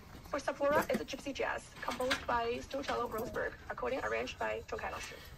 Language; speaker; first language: English; non-native, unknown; Chinese